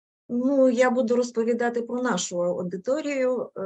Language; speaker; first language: Ukrainian; non-native, local second language; Russian